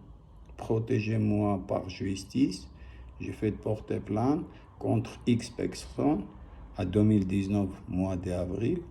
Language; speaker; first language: French; non-native, learner; Armenian